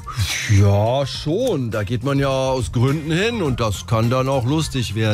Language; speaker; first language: German; native; German